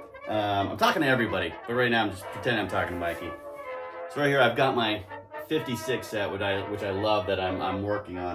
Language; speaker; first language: English; native; English